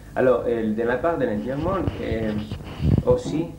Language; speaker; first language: French; non-native, learner; Spanish